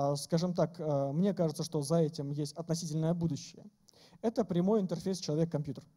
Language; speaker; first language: Russian; native; Russian